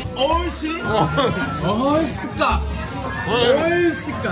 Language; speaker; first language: Japanese; non-native, learner; Vietnamese